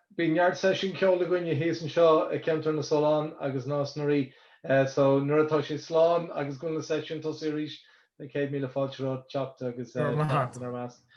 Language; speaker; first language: Irish; non-native, local second language; English